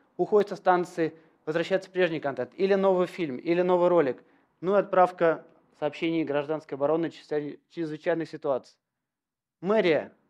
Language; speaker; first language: Russian; native; Russian